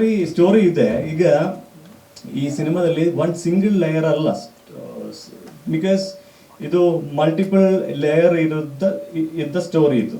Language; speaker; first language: Kannada; non-native, local second language; Malayalam